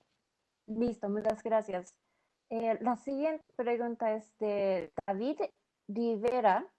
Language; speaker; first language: Spanish; non-native, fluent; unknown